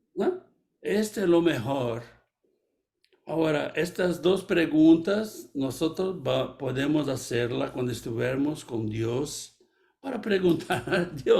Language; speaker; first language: Spanish; non-native, fluent; Portuguese